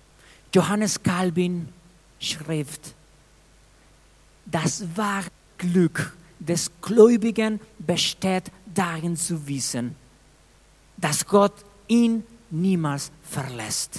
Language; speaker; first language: German; non-native, fluent; Spanish